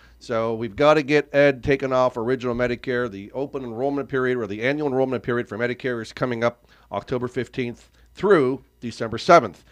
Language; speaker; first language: English; native; English